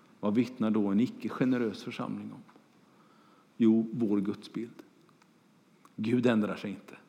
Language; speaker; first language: Swedish; native; Swedish